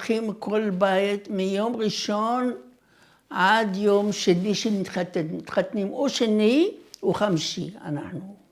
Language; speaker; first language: Hebrew; non-native, fluent; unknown